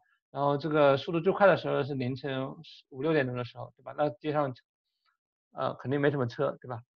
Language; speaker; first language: Chinese; native; Chinese